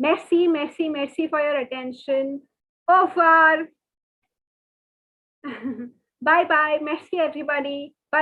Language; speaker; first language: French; non-native, learner; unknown